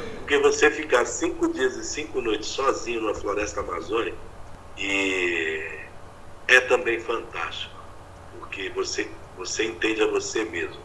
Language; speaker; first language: Portuguese; native; Portuguese